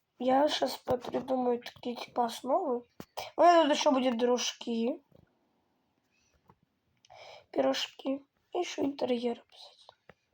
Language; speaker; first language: Russian; native; Russian